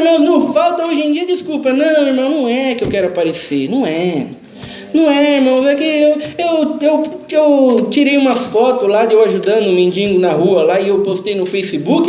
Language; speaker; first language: Portuguese; native; Portuguese